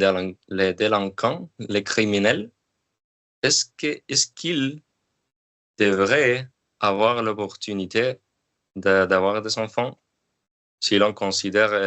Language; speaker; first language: French; non-native, learner; Spanish